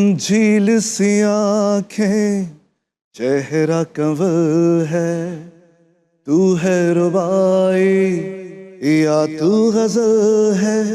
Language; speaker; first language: Urdu; native; Urdu